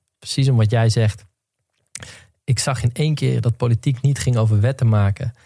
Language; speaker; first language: Dutch; native; Dutch